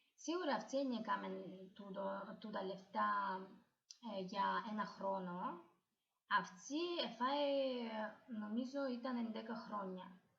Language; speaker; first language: Greek; non-native, learner; Russian